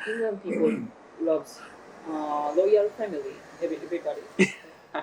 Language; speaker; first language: English; non-native, learner; Japanese